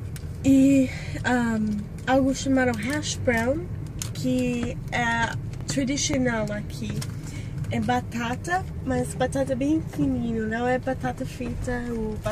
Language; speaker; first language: Portuguese; non-native, fluent; English